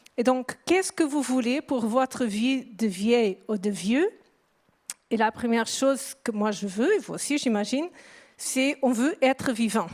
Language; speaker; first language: French; non-native, fluent; Portuguese